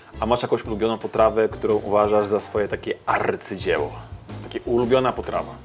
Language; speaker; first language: Polish; native; Polish